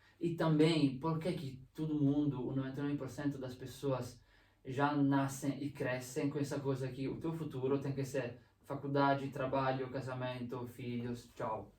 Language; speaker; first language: Portuguese; non-native, fluent; Italian